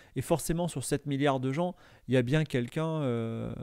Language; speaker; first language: French; native; French